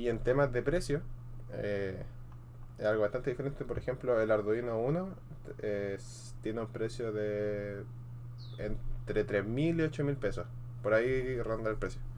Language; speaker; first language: Spanish; native; Spanish